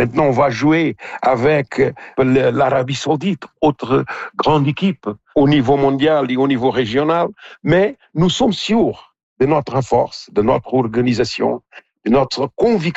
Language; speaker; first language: French; non-native, local second language; Portuguese